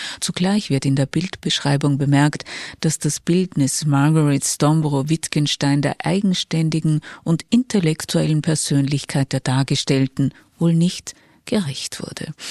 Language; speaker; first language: German; native; German